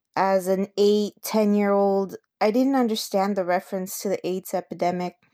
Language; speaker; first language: English; early bilingual, other home language; Spanish